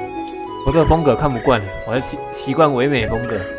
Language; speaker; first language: Chinese; native; Chinese